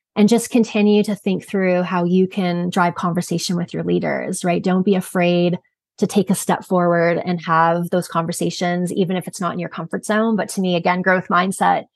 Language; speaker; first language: English; native; English